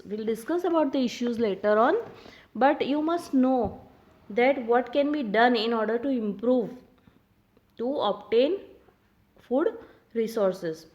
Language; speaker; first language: English; non-native, local second language; Hindi